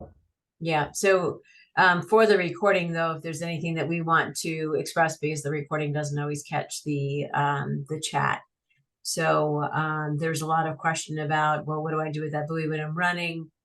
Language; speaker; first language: English; native; English